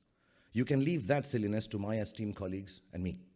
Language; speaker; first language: English; non-native, local second language; Hindi